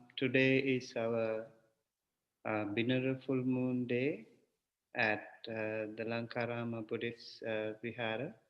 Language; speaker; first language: English; non-native, local second language; Sinhala